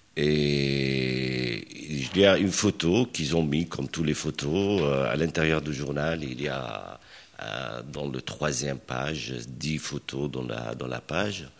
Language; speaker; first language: French; non-native, local second language; Arabic